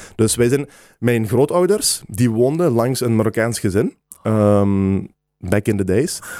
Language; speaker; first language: Dutch; native; Dutch